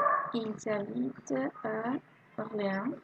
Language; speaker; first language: French; non-native, learner; Spanish